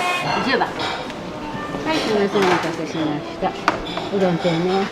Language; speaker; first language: Japanese; native; Japanese